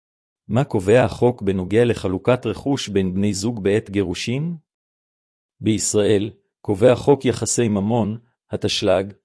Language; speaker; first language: Hebrew; native; Hebrew